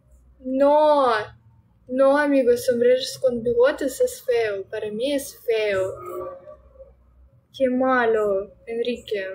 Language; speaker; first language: Spanish; non-native, learner; Russian